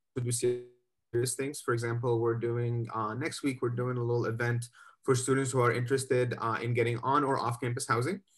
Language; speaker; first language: English; native; English